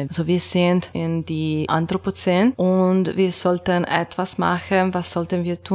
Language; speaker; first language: German; non-native, learner; Italian